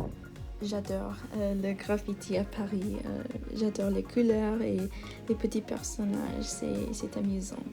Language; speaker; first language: French; non-native, learner; English